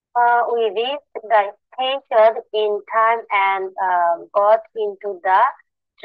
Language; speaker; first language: English; non-native, learner; Bangla